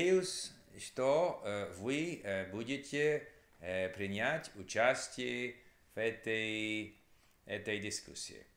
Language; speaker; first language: Russian; non-native, learner; English